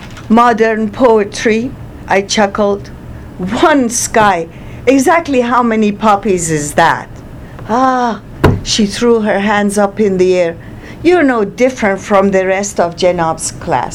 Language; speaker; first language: English; non-native, fluent; Persian